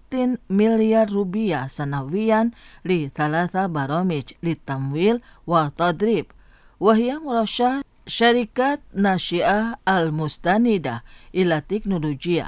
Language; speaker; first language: Arabic; non-native, fluent; Indonesian